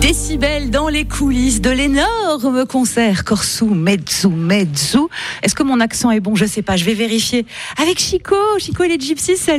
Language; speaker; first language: French; native; French